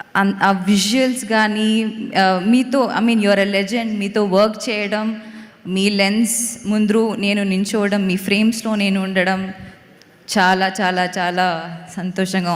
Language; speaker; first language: Telugu; non-native, learner; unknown